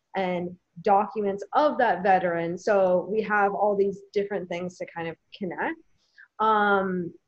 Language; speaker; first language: English; native; English